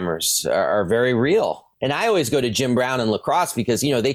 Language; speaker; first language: English; native; English